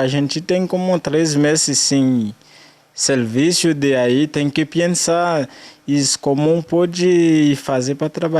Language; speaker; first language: Portuguese; non-native, learner; Haitian Creole